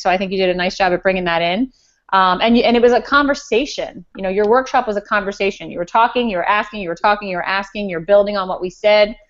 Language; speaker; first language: English; native; English